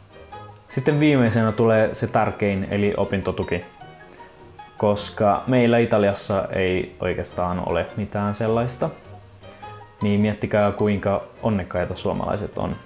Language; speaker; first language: Finnish; non-native, fluent; Italian